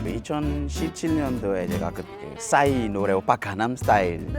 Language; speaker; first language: Korean; non-native, fluent; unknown